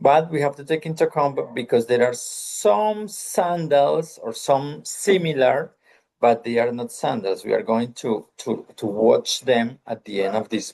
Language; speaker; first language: English; non-native, fluent; Spanish